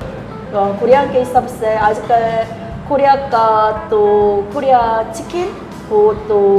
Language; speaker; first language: Hindi; non-native, learner; Korean